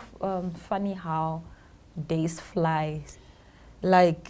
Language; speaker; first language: English; native; English